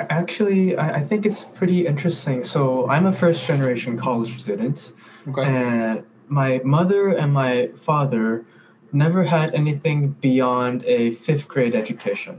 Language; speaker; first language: English; early bilingual, other home language; Korean